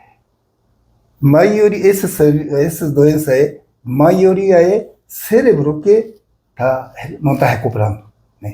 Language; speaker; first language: Portuguese; non-native, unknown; Japanese